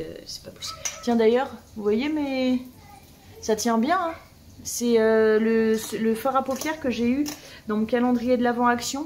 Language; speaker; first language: French; native; French